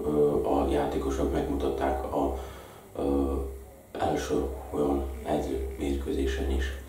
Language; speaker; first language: Hungarian; non-native, fluent; Slovak